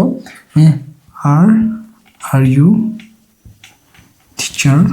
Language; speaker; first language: English; non-native, local second language; Oromo